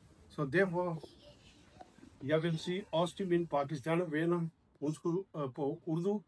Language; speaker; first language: Danish; non-native, learner; Urdu